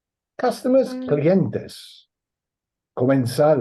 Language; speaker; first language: Spanish; non-native, fluent; English